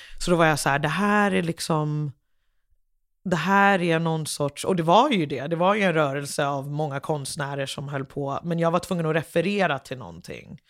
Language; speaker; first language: Swedish; early bilingual, other home language; English